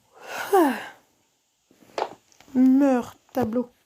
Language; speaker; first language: French; native; French